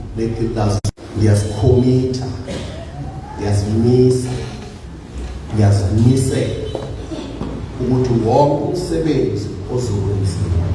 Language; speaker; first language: Zulu; non-native, local second language; Xhosa